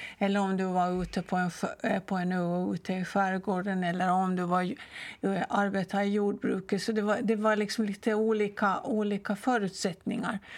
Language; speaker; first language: Swedish; native; Swedish